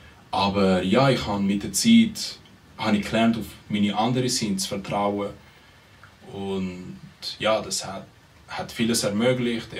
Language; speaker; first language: German; early bilingual, other home language; Spanish